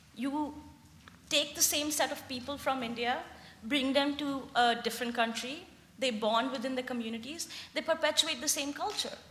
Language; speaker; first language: English; non-native, local second language; Hindi